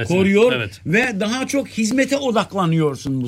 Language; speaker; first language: Turkish; native; Turkish